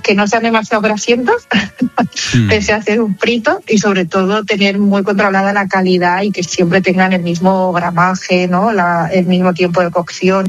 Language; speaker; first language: Spanish; native; Spanish